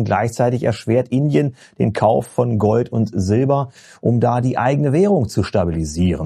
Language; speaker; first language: German; native; German